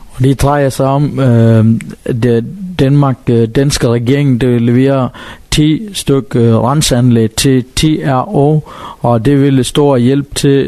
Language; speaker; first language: Danish; non-native, learner; Tamil